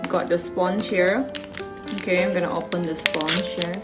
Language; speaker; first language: English; non-native, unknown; Indonesian